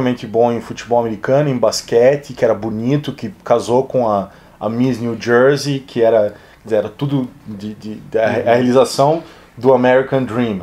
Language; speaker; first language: Portuguese; native; Portuguese